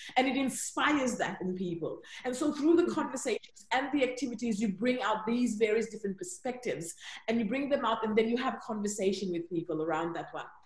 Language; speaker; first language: English; native; English